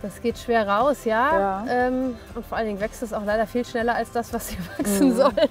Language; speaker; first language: German; native; German